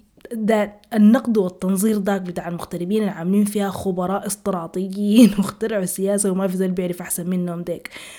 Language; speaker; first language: Arabic; early bilingual, heritage; Arabic